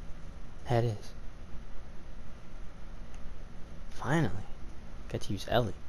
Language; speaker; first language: English; native; English